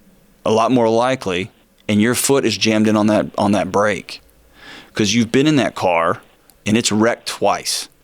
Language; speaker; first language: English; native; English